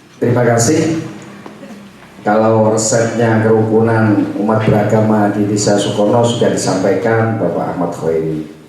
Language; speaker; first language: Indonesian; non-native, local second language; Javanese